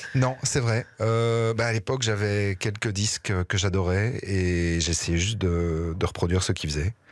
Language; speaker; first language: French; native; French